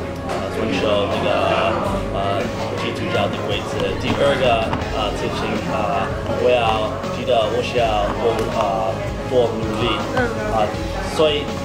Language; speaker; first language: Chinese; non-native, learner; English